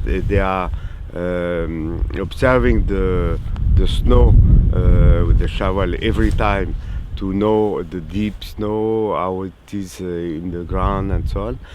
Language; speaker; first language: English; non-native, learner; French